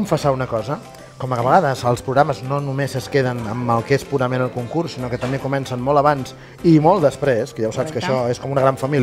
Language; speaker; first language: Catalan; native; Catalan